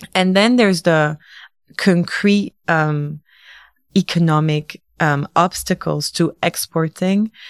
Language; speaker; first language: English; native; English